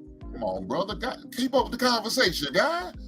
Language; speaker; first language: English; native; English